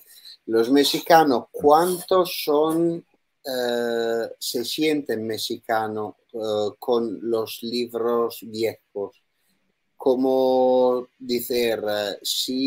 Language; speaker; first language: Spanish; non-native, learner; Italian